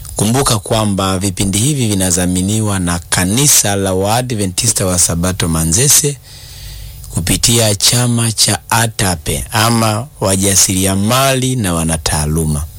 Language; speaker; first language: Swahili; native; Swahili